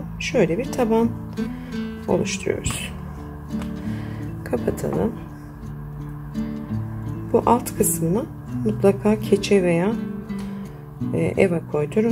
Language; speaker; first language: Turkish; native; Turkish